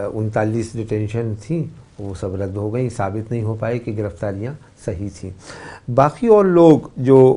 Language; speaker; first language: Hindi; native; Hindi